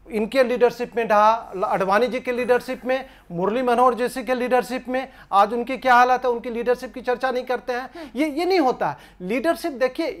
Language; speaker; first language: Hindi; native; Hindi